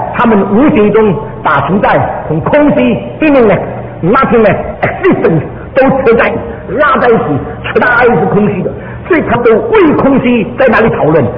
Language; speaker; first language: Chinese; early bilingual, heritage; Chinese